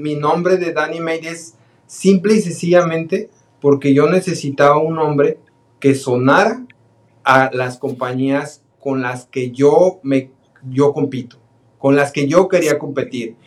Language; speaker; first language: Spanish; native; Spanish